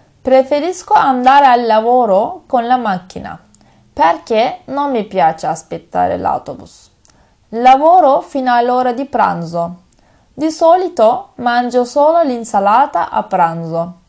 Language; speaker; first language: Italian; non-native, fluent; Turkish